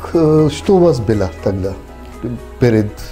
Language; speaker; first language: Russian; non-native, learner; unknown